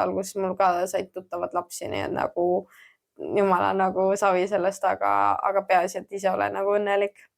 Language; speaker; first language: Estonian; early bilingual, heritage; German